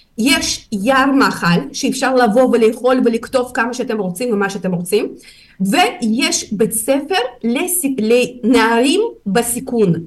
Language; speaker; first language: Hebrew; non-native, fluent; Russian